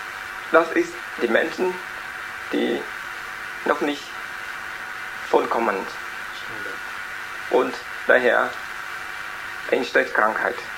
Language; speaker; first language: German; non-native, learner; Vietnamese